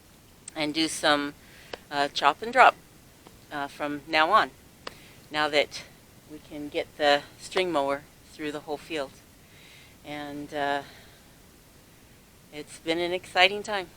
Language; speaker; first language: English; native; English